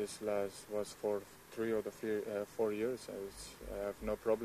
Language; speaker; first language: English; non-native, learner; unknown